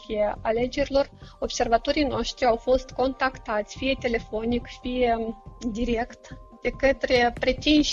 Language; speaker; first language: Romanian; native; Romanian